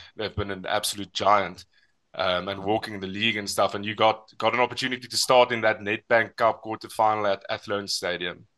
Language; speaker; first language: English; non-native, local second language; Afrikaans